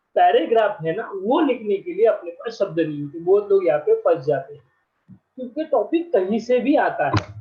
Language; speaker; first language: Hindi; non-native, local second language; Marathi